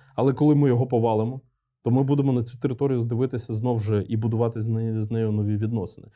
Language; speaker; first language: Ukrainian; non-native, local second language; Russian